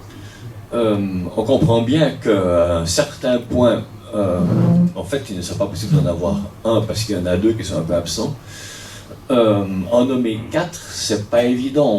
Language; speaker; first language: French; native; French